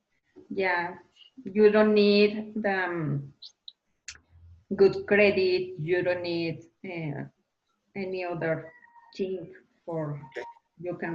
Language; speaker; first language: English; non-native, learner; Spanish